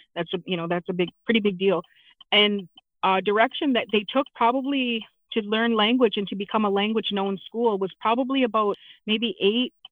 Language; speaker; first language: English; native; English